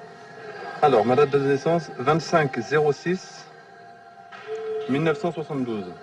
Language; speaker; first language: French; native; French